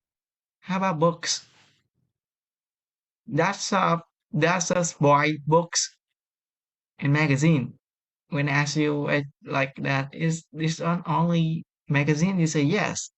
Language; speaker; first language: English; non-native, learner; Vietnamese